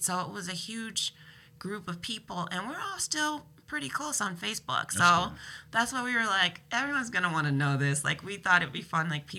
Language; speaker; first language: English; native; English